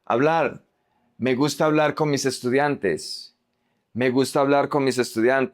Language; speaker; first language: Spanish; non-native, fluent; English